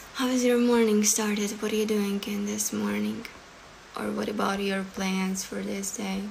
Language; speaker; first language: English; non-native, learner; Ukrainian